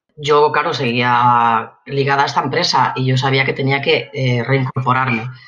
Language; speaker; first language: Spanish; native; Spanish